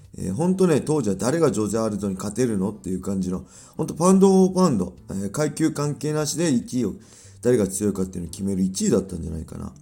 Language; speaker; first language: Japanese; native; Japanese